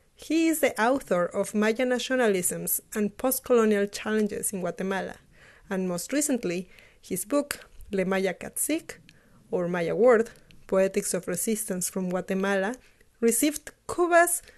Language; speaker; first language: English; non-native, fluent; Spanish